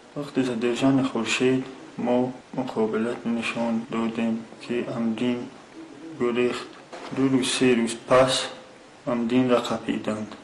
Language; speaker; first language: Tajik; non-native, local second language; Shughni